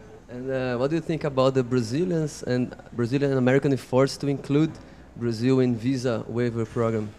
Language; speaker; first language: English; non-native, fluent; Portuguese